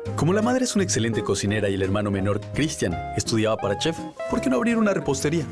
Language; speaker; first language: Spanish; native; Spanish